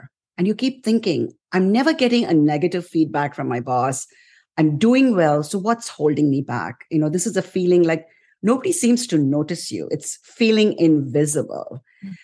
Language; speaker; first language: English; non-native, local second language; Tamil